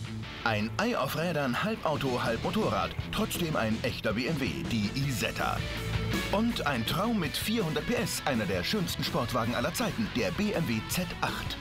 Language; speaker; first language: German; native; German